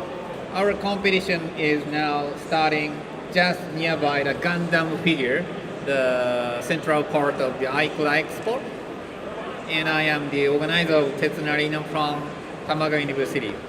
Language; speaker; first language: English; non-native, learner; Japanese